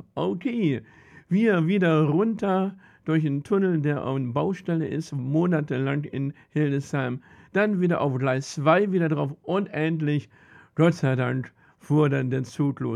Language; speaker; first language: German; native; German